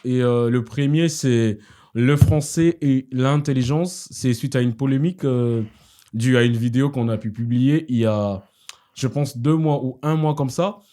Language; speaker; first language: French; non-native, local second language; Lingala